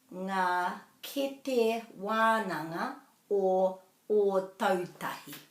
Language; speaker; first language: Māori; non-native, fluent; English